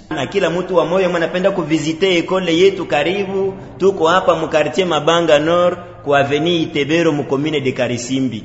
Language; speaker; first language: Swahili; native; Swahili